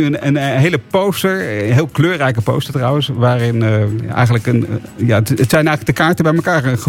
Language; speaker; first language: Dutch; native; Dutch